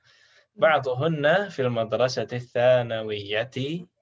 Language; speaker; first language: Arabic; non-native, fluent; Indonesian